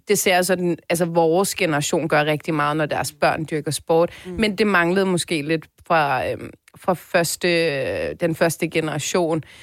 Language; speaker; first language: Danish; early bilingual, other home language; Turkish